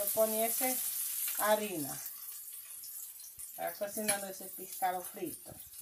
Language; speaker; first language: Spanish; non-native, learner; English